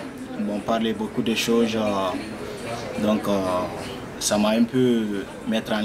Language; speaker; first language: French; non-native, learner; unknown